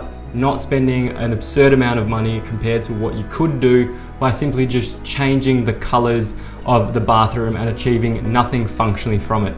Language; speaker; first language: English; native; English